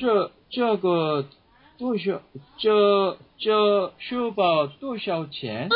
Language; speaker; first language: Chinese; non-native, learner; Korean